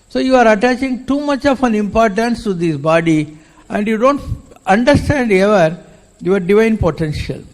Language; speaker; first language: English; non-native, local second language; Tamil